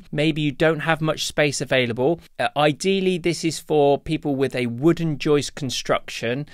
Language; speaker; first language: English; native; English